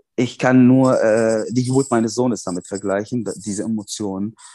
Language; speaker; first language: German; non-native, fluent; Arabic